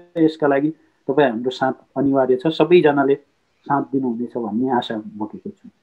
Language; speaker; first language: Nepali; native; Nepali